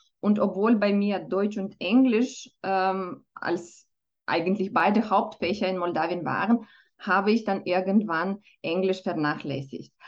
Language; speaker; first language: German; non-native, fluent; Romanian